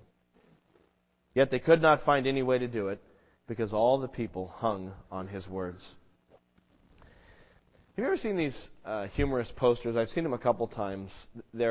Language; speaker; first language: English; native; English